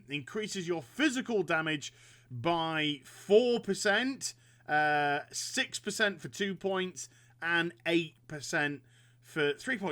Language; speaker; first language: English; native; English